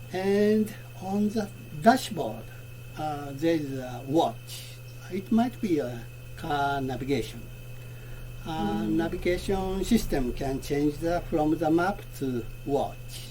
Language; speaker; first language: English; non-native, learner; Japanese